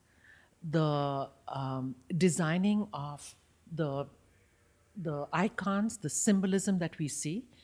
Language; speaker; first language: English; non-native, local second language; Bangla